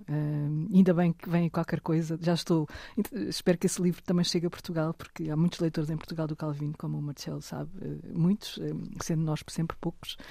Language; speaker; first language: Portuguese; native; Portuguese